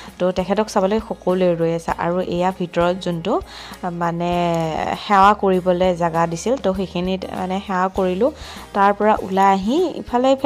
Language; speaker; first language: Assamese; non-native, local second language; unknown